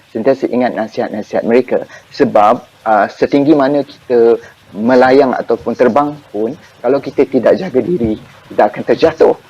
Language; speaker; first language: Malay; native; Malay